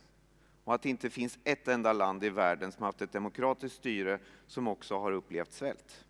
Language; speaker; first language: Swedish; native; Swedish